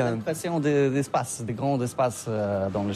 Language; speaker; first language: French; non-native, learner; Polish